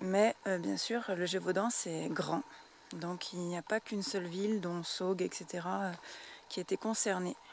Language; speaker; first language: French; native; French